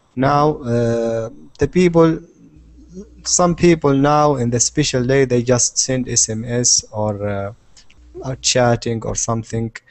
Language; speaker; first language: English; non-native, learner; Arabic